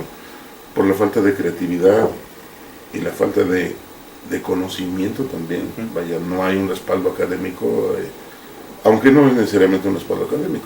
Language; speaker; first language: Spanish; native; Spanish